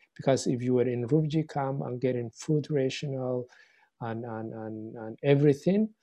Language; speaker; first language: English; non-native, fluent; Somali